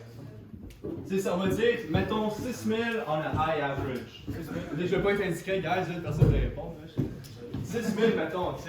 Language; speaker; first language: French; native; French